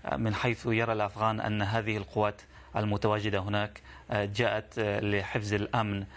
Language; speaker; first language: Arabic; non-native, fluent; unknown